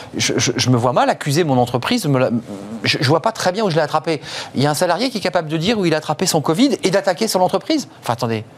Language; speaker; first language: French; native; French